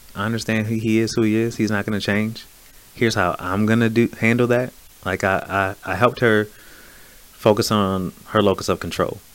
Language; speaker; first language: English; native; English